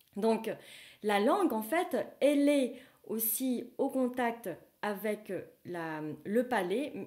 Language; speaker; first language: French; non-native, fluent; Vietnamese